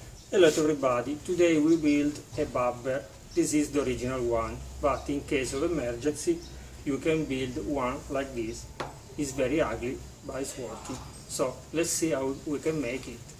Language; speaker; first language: English; non-native, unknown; Italian